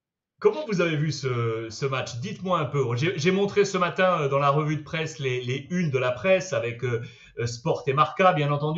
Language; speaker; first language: French; native; French